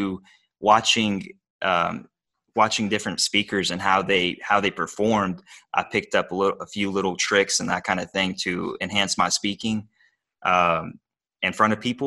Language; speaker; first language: English; early bilingual, other home language; Bosnian